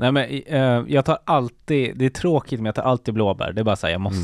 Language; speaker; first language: Swedish; native; Swedish